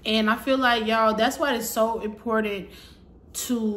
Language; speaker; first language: English; native; English